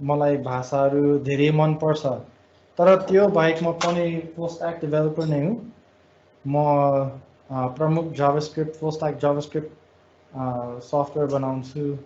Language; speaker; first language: Nepali; non-native, fluent; English